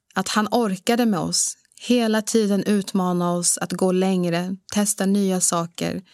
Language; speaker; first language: Swedish; early bilingual, other home language; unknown